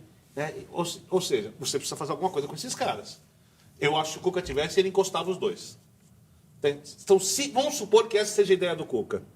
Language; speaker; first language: Portuguese; native; Portuguese